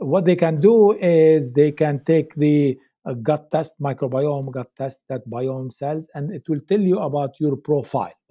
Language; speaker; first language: English; non-native, fluent; Arabic